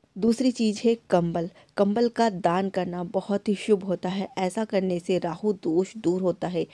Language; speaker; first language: Hindi; native; Hindi